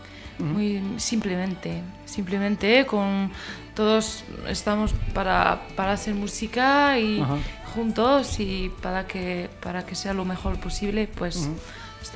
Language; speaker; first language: Spanish; non-native, fluent; French